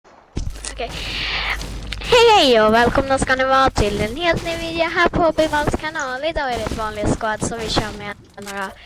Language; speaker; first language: Swedish; native; Swedish